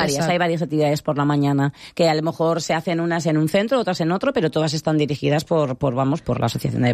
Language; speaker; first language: Spanish; native; Spanish